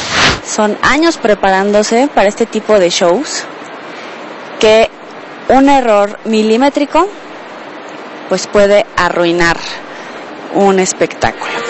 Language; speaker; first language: Spanish; native; Spanish